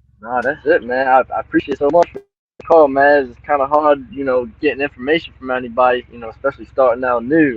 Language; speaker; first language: English; native; English